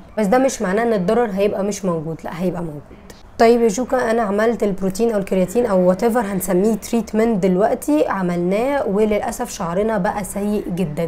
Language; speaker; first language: Arabic; native; Arabic